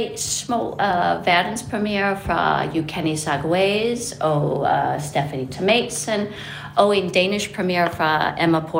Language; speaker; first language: Danish; non-native, fluent; English